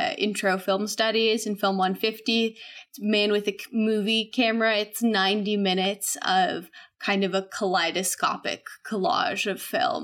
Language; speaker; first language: English; native; English